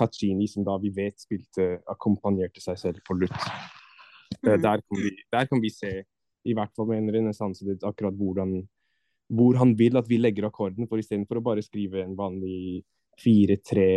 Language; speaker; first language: Norwegian; non-native, fluent; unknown